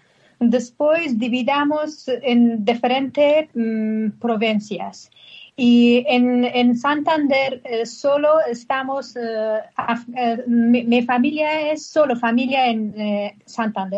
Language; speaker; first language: Spanish; non-native, learner; Persian